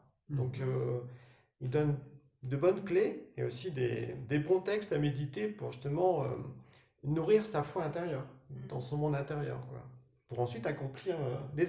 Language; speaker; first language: French; native; French